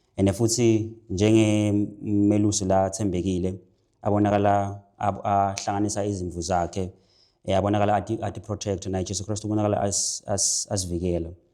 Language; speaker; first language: Zulu; non-native, local second language; Swati